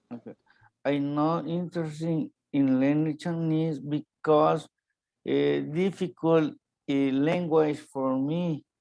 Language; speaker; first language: English; non-native, learner; Spanish